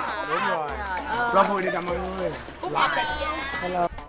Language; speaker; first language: Vietnamese; non-native, learner; English